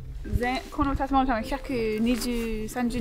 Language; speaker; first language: Japanese; non-native, learner; English